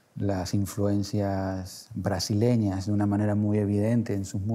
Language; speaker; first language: Spanish; native; Spanish